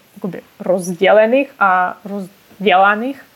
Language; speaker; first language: Czech; non-native, fluent; Russian